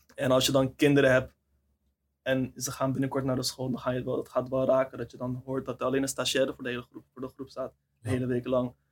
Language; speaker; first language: Dutch; native; Dutch